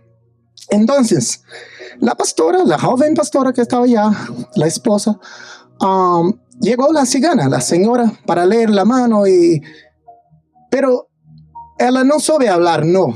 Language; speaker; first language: Spanish; non-native, fluent; Portuguese